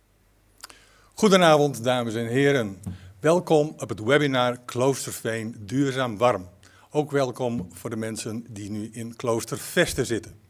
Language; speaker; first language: Dutch; native; Dutch